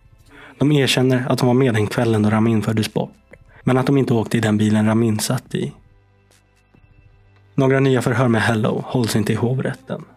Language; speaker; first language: Swedish; native; Swedish